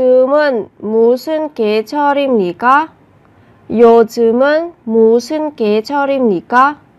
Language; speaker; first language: Korean; non-native, fluent; Vietnamese